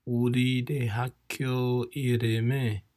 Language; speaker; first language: Korean; non-native, fluent; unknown